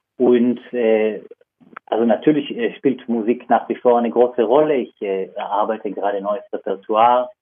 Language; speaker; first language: German; non-native, fluent; Hebrew